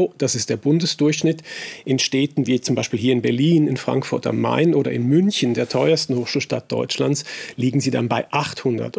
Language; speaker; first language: German; native; German